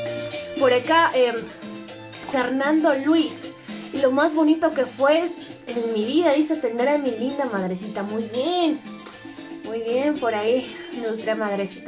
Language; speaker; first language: Spanish; native; Spanish